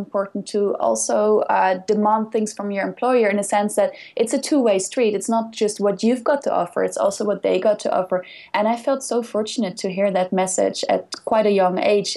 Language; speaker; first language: English; non-native, fluent; Dutch